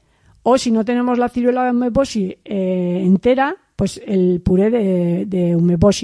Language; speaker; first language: Spanish; native; Spanish